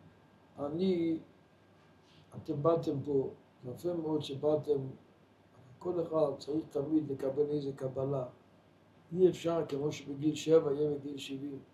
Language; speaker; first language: Hebrew; non-native, fluent; Yiddish